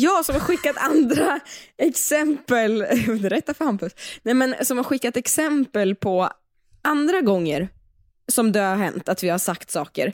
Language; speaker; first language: Swedish; native; Swedish